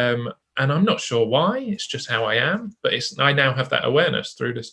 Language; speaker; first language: English; native; English